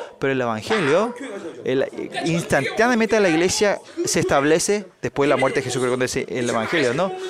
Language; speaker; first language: Spanish; non-native, fluent; Korean